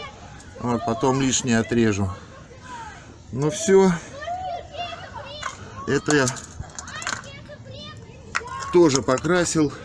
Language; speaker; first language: Russian; native; Russian